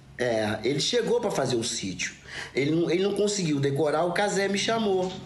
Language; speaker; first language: Portuguese; native; Portuguese